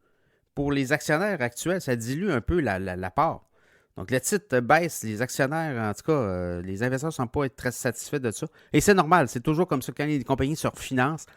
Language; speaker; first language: French; native; French